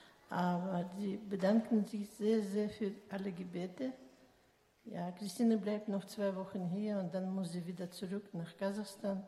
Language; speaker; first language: German; non-native, local second language; Russian